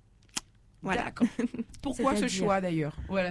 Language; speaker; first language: French; native; French